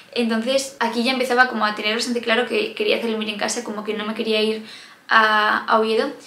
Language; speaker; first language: Spanish; native; Spanish